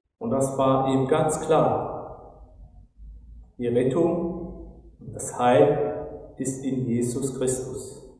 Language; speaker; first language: German; non-native, fluent; Turkish